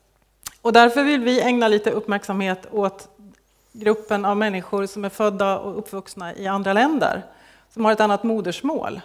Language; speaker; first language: Swedish; native; Swedish